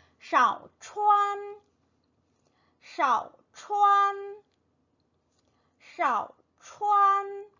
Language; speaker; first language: Chinese; non-native, fluent; Korean